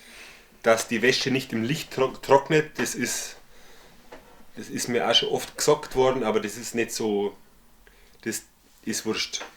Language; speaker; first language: German; native; German